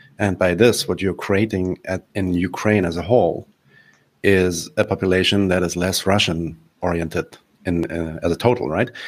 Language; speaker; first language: English; non-native, fluent; Polish